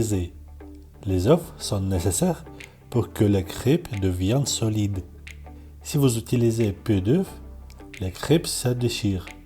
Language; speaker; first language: French; non-native, fluent; Russian